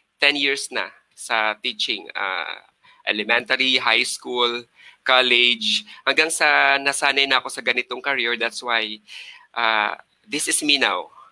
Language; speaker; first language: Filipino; non-native, local second language; Hiligaynon